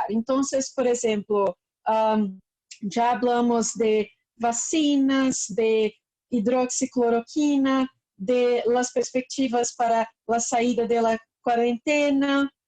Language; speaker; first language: Spanish; non-native, fluent; Portuguese